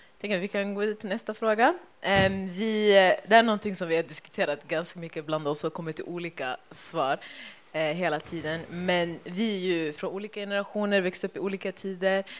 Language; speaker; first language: Swedish; native; Swedish